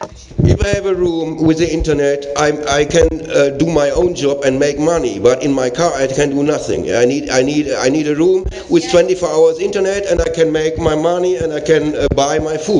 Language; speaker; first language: English; non-native, learner; German